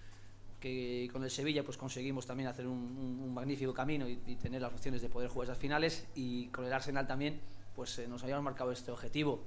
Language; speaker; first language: Spanish; native; Spanish